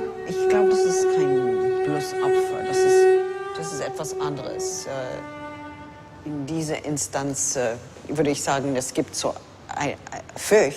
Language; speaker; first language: German; non-native, fluent; English